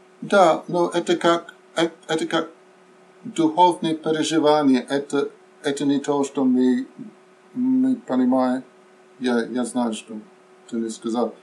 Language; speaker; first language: Russian; non-native, fluent; English